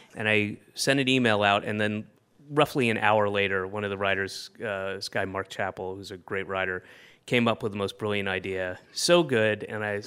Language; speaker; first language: English; native; English